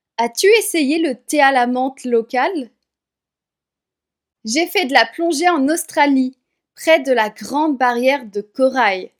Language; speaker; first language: French; native; French